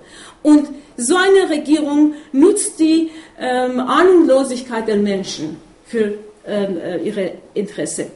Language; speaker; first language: German; non-native, fluent; Persian